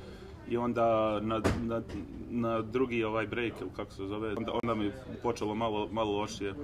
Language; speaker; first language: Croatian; early bilingual, heritage; Serbian